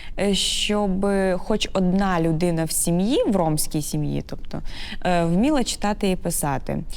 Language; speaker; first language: Ukrainian; non-native, local second language; Romany